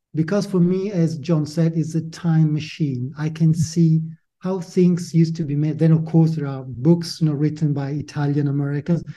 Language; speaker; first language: English; non-native, fluent; Italian